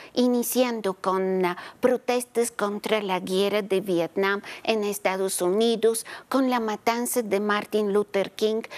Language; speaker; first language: Spanish; non-native, fluent; Bulgarian